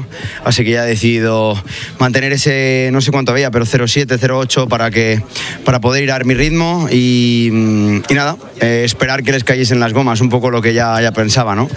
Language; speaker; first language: Spanish; native; Spanish